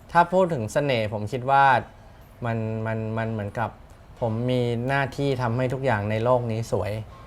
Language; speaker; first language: Thai; native; Thai